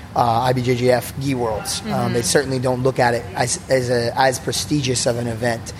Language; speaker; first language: English; native; English